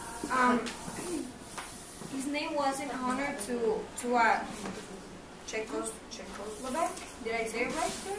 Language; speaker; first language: English; non-native, learner; Spanish